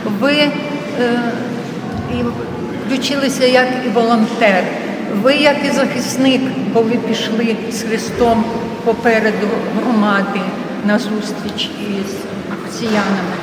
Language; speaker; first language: Ukrainian; non-native, local second language; Russian